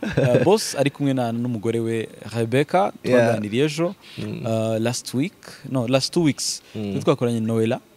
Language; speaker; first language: Kinyarwanda; native; Kinyarwanda